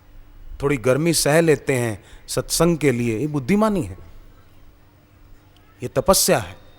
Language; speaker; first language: Hindi; native; Hindi